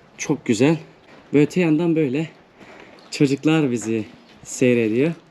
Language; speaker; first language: Turkish; native; Turkish